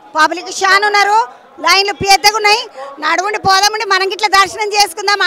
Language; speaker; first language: Telugu; native; Telugu